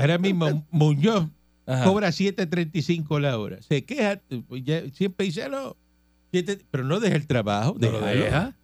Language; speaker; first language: Spanish; native; Spanish